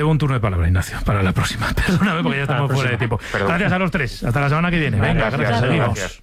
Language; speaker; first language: Spanish; native; Spanish